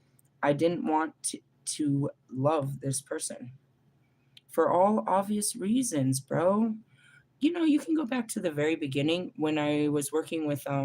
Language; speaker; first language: English; native; English